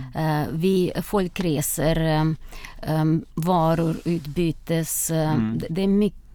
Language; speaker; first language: Swedish; non-native, fluent; Russian